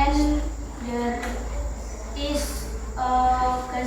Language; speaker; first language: English; non-native, learner; Indonesian